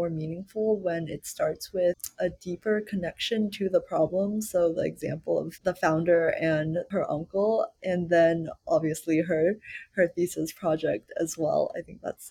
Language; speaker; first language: English; native; English